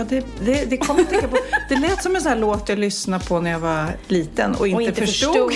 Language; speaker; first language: Swedish; native; Swedish